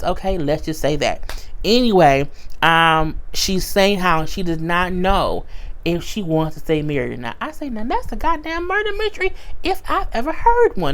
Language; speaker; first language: English; native; English